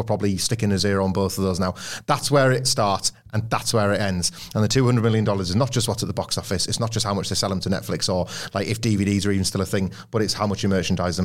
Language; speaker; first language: English; native; English